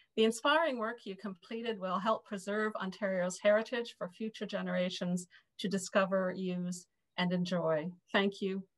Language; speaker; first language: English; native; English